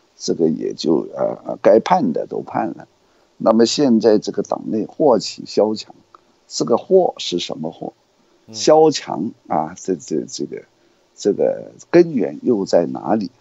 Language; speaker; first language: Chinese; non-native, fluent; Cantonese